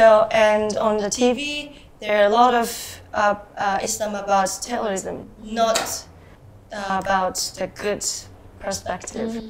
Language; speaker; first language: English; non-native, learner; Japanese